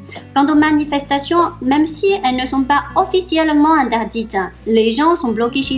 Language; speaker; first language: French; non-native, fluent; Chinese